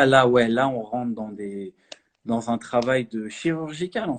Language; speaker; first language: French; native; French